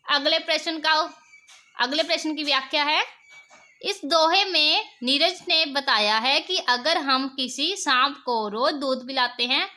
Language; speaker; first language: Hindi; non-native, local second language; Punjabi